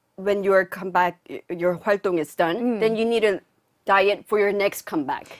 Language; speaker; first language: English; non-native, local second language; Korean